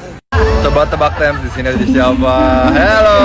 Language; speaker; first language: Indonesian; native; Indonesian